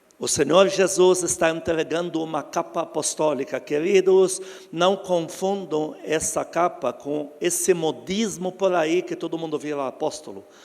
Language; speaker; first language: Portuguese; non-native, fluent; Arabic